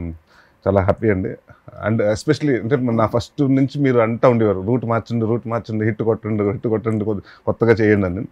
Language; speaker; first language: Telugu; native; Telugu